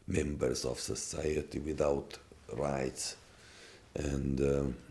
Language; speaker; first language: English; non-native, fluent; Hungarian